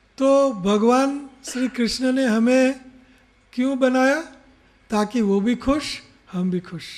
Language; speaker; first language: Hindi; native; Hindi